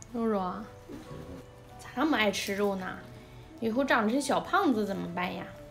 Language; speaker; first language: Chinese; native; Chinese